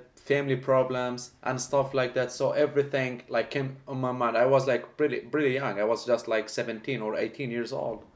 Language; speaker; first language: English; non-native, fluent; Arabic